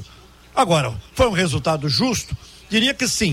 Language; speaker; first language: Portuguese; native; Portuguese